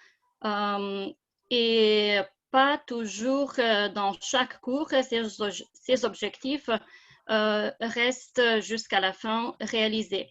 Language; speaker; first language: French; non-native, fluent; Lithuanian